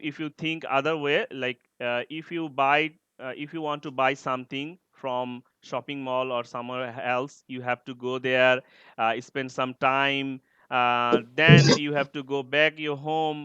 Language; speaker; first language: English; non-native, learner; Bangla